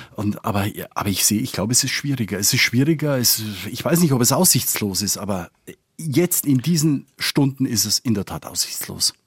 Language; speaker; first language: German; non-native, fluent; Spanish